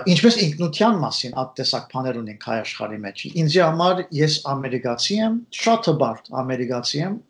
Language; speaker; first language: Armenian; early bilingual, heritage; Armenian